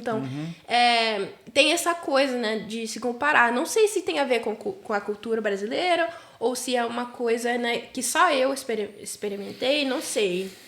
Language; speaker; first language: Portuguese; non-native, fluent; English